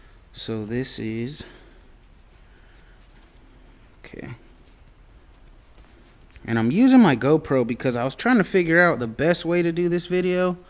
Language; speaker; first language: English; native; English